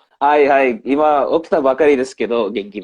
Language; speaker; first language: Japanese; non-native, learner; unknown